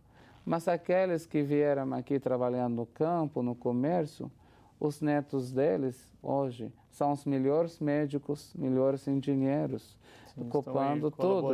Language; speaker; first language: Portuguese; non-native, fluent; Arabic